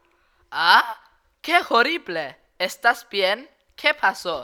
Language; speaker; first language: Spanish; non-native, learner; English